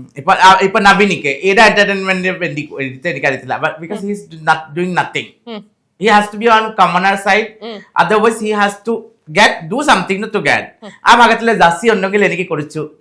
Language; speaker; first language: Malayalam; non-native, fluent; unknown